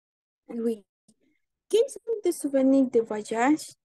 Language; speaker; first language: French; non-native, learner; Spanish